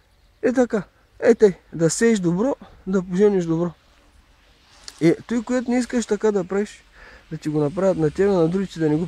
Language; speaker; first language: Bulgarian; native; Bulgarian